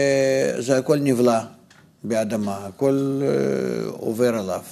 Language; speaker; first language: Hebrew; non-native, fluent; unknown